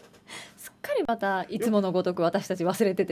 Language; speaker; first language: Japanese; native; Japanese